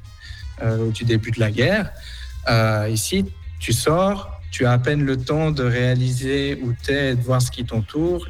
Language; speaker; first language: French; native; French